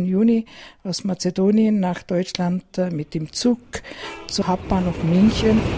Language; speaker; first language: German; non-native, learner; Macedonian